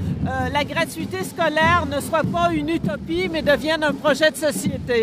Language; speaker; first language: French; native; French